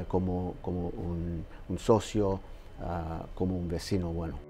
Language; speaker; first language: Spanish; non-native, fluent; English